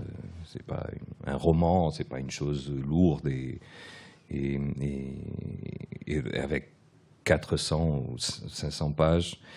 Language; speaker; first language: French; early bilingual, other home language; Portuguese